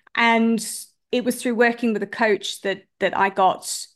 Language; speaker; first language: English; native; English